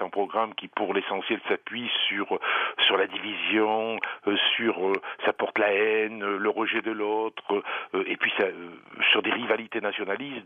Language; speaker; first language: French; native; French